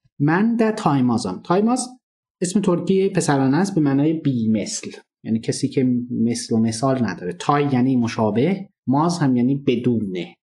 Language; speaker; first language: Persian; non-native, local second language; Azerbaijani